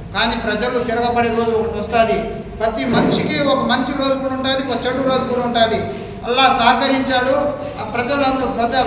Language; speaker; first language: Telugu; non-native, local second language; Urdu